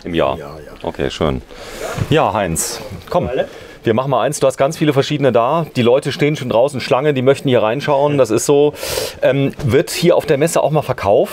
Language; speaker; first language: German; native; German